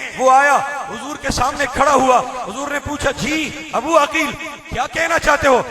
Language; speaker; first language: Urdu; non-native, local second language; Pashto